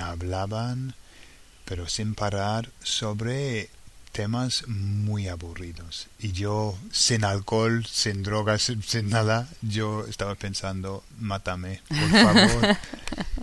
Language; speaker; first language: Spanish; non-native, fluent; English